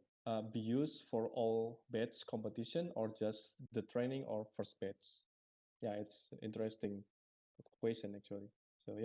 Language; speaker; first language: English; non-native, fluent; Indonesian